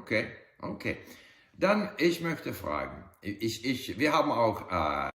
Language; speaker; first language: German; non-native, learner; English